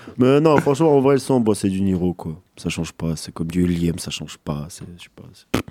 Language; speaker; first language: French; native; French